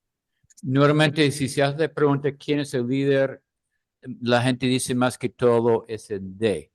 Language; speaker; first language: Spanish; non-native, fluent; English